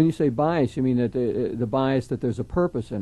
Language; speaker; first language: English; native; English